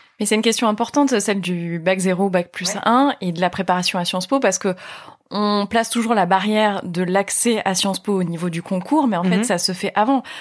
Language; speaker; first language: French; native; French